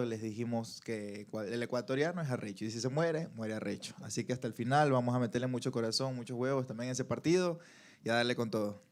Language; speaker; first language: Spanish; native; Spanish